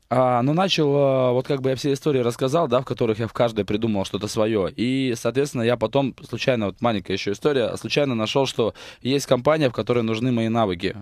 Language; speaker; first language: Russian; native; Russian